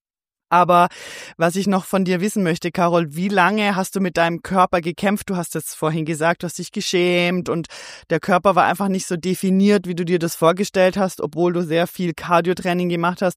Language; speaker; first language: German; native; German